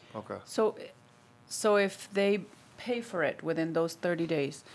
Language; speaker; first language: English; non-native, fluent; Spanish